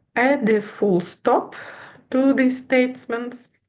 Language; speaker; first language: English; non-native, learner; Ukrainian